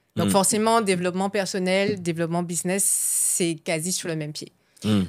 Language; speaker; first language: French; native; French